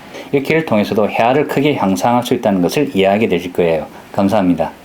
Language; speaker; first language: Korean; native; Korean